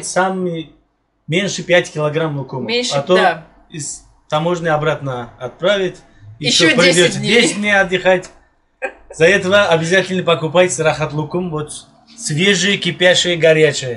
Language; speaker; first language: Russian; non-native, learner; Turkish